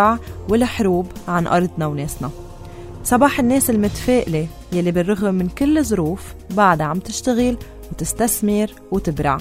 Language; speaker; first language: Arabic; native; Arabic